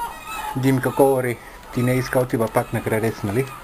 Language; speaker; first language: Bulgarian; non-native, learner; Finnish